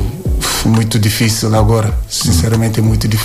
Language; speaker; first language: Portuguese; non-native, learner; Yoruba